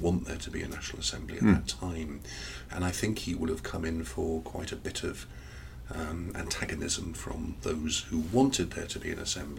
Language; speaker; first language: English; native; English